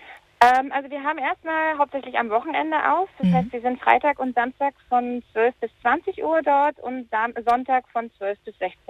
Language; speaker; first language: German; native; German